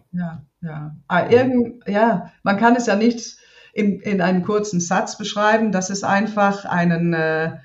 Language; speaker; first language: German; non-native, fluent; Danish